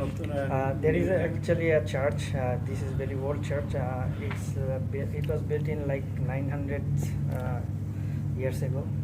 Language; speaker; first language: English; non-native, fluent; Bangla